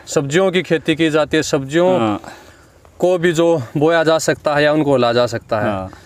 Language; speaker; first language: Hindi; native; Hindi